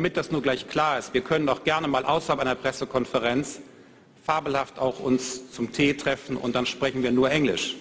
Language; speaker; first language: German; native; German